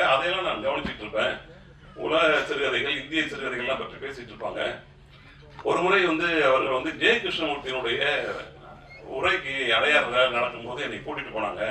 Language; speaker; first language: Tamil; native; Tamil